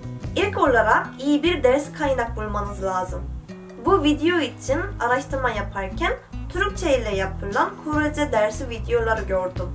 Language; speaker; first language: Turkish; non-native, fluent; Korean